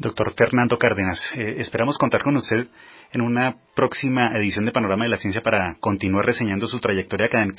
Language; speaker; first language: Spanish; native; Spanish